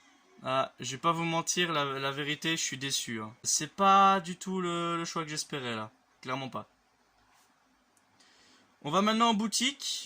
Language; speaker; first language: French; native; French